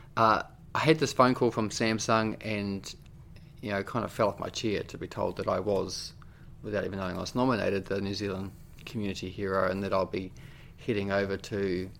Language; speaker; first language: English; native; English